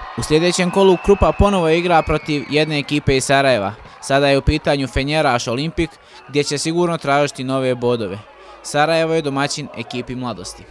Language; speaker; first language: Serbian; native; Serbian